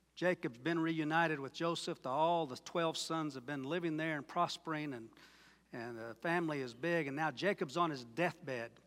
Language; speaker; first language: English; native; English